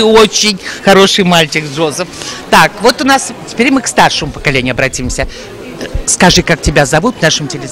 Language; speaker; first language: Russian; native; Russian